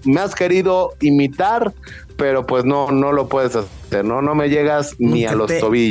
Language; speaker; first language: Spanish; native; Spanish